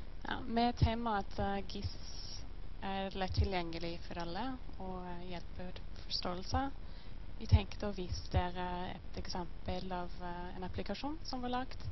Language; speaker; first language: Norwegian; non-native, learner; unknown